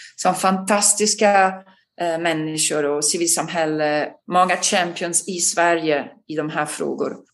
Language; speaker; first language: Swedish; non-native, fluent; Italian